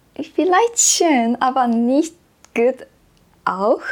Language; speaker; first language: German; non-native, fluent; Japanese